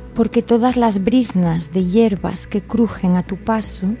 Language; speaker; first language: Spanish; native; Spanish